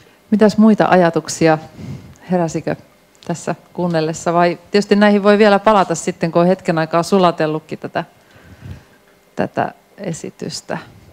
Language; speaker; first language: Finnish; native; Finnish